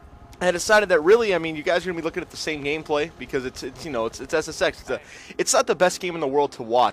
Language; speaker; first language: English; native; English